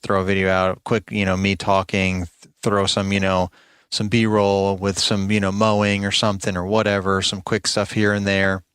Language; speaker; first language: English; native; English